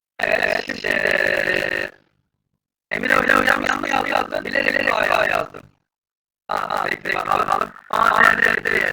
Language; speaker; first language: Turkish; native; Turkish